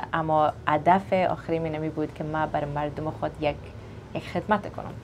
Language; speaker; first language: Persian; early bilingual, other home language; English